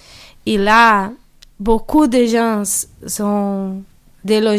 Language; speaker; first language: French; non-native, learner; Portuguese